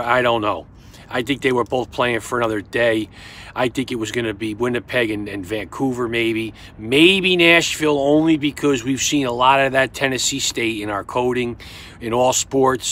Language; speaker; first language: English; native; English